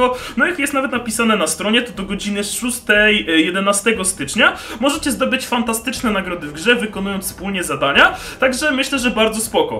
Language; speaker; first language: Polish; native; Polish